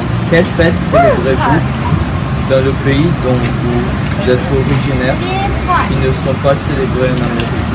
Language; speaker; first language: French; non-native, learner; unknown